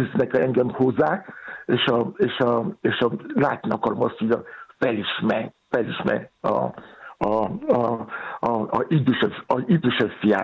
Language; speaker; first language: Hungarian; non-native, fluent; Yoruba